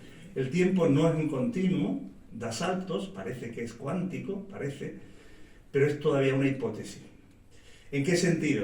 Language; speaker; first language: Spanish; native; Spanish